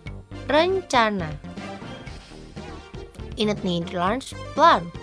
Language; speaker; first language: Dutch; non-native, fluent; Indonesian